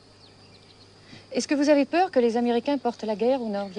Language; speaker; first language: French; native; French